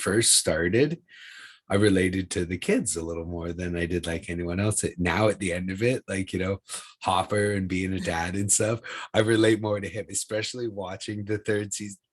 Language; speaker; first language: English; native; English